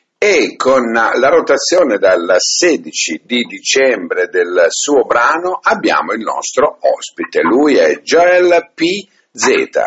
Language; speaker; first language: Italian; early bilingual, other home language; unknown